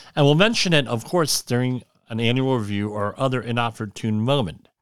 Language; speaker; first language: English; native; English